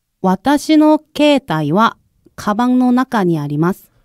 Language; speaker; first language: Japanese; non-native, fluent; Korean